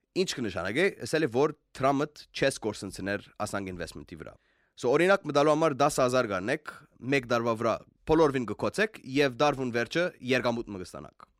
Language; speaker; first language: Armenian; early bilingual, heritage; Armenian